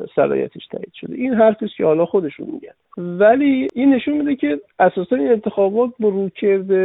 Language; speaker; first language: Persian; native; Persian